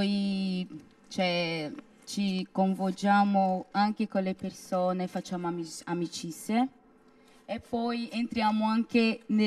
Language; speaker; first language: Italian; non-native, fluent; Portuguese